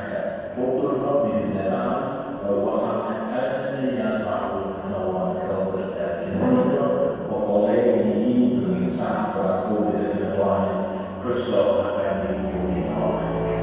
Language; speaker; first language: Welsh; native; Welsh